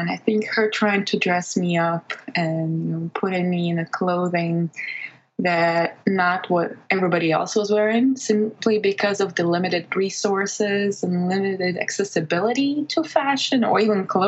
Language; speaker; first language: English; non-native, fluent; Russian